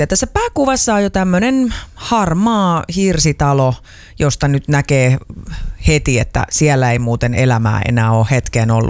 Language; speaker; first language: Finnish; native; Finnish